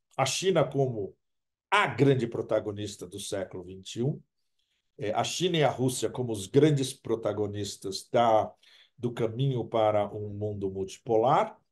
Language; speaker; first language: Portuguese; native; Portuguese